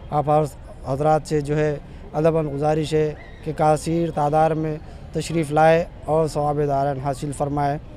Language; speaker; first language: Hindi; native; Hindi